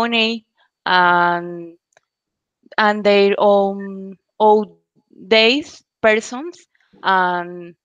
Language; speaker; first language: English; non-native, learner; Spanish